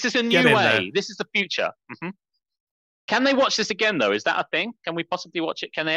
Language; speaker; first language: English; native; English